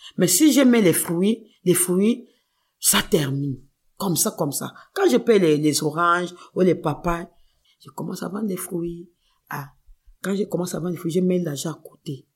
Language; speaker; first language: French; non-native, local second language; Kongo